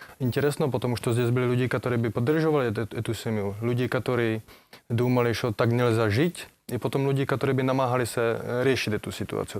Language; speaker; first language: Russian; non-native, learner; Czech